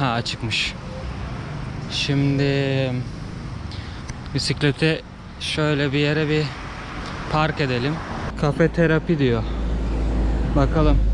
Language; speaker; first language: Turkish; native; Turkish